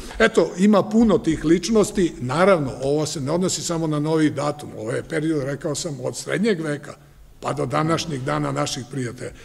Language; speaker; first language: Serbian; native; Serbian